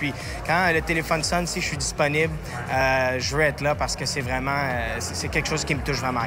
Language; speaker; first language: French; native; French